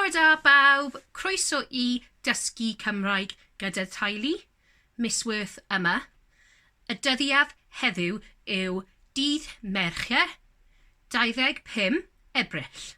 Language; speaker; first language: Welsh; non-native, local second language; English